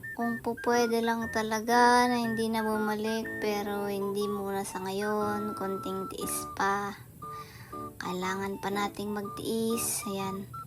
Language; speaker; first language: Filipino; non-native, local second language; Iloko